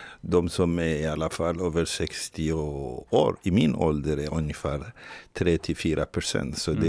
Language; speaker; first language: Swedish; non-native, fluent; Tigrinya